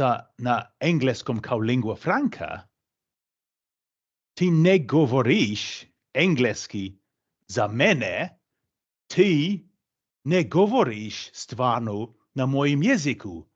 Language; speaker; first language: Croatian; non-native, fluent; English